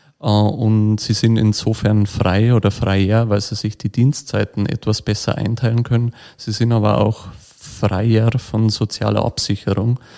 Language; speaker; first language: German; native; German